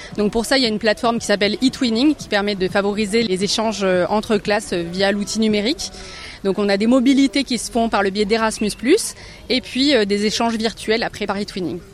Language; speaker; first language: French; native; French